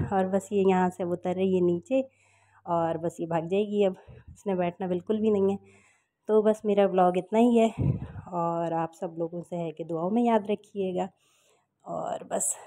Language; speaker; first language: Urdu; native; Urdu